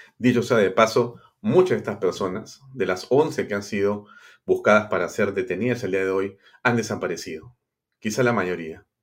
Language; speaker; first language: Spanish; native; Spanish